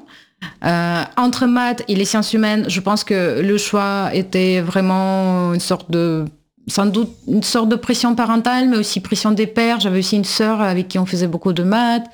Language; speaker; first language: French; non-native, fluent; Russian